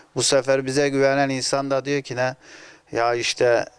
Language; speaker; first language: Turkish; native; Turkish